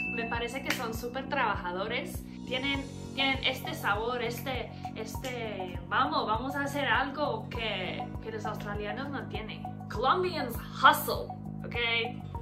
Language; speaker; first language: Spanish; non-native, fluent; English